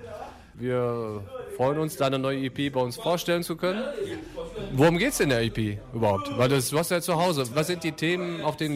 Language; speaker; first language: German; native; German